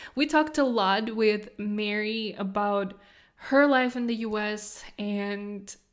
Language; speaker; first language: English; non-native, fluent; Kazakh